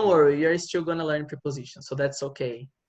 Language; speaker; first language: English; non-native, fluent; Portuguese